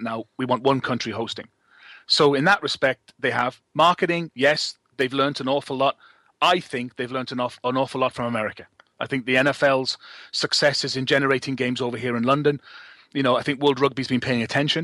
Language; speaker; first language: English; native; English